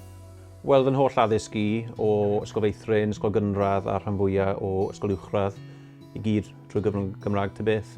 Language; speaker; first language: Welsh; native; Welsh